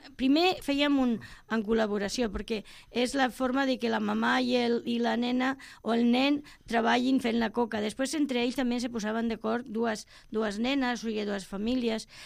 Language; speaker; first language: Catalan; non-native, local second language; Spanish